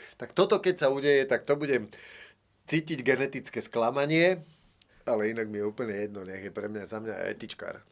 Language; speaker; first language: Slovak; native; Slovak